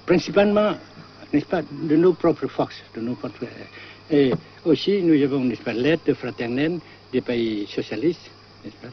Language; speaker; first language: French; non-native, local second language; Vietnamese